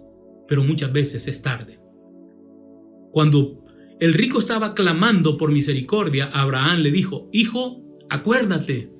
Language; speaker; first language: Spanish; native; Spanish